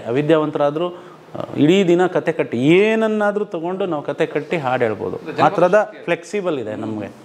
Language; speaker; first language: Kannada; non-native, local second language; Lambadi